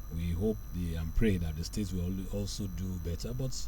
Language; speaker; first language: English; non-native, local second language; Yoruba